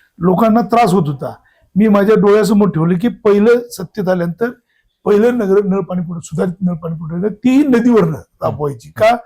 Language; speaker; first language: Marathi; native; Marathi